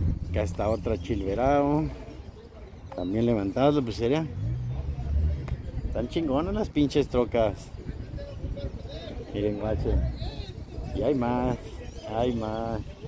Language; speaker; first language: Spanish; early bilingual, heritage; Spanish